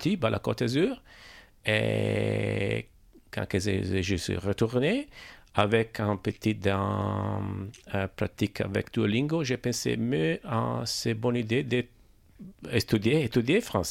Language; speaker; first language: French; non-native, learner; Italian